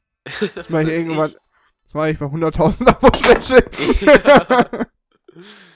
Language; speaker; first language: German; native; German